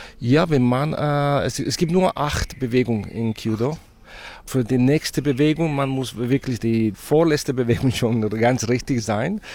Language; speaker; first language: German; non-native, fluent; Spanish